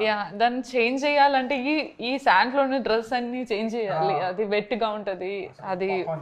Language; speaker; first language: Telugu; non-native, learner; Malayalam